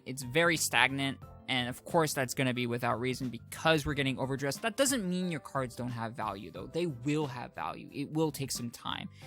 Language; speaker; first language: English; native; English